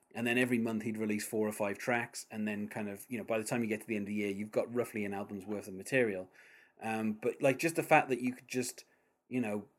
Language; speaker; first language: English; native; English